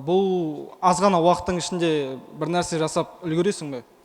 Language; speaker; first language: Kazakh; native; Kazakh